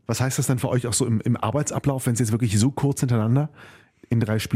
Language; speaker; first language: German; native; German